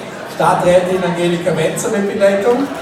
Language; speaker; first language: German; native; German